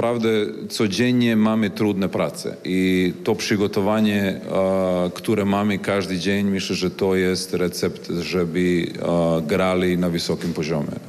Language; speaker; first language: Polish; non-native, learner; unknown